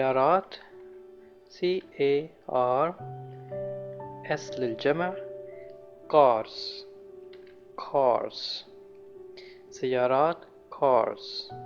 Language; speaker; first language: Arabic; non-native, learner; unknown